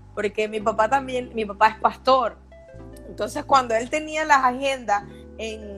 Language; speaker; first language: Spanish; native; Spanish